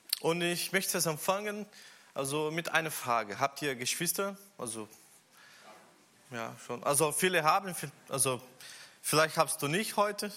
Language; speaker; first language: German; non-native, learner; Portuguese